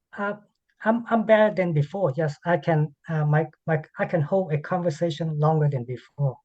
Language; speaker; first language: English; non-native, learner; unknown